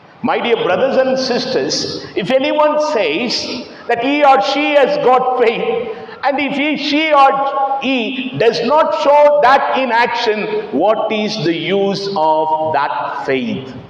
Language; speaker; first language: English; non-native, local second language; Tamil